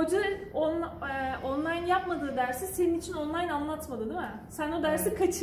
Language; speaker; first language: Turkish; native; Turkish